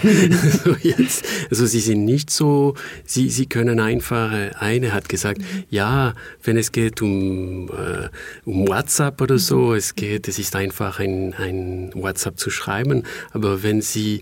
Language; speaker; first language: German; non-native, fluent; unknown